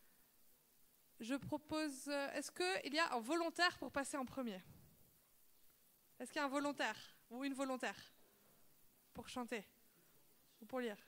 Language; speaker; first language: French; native; French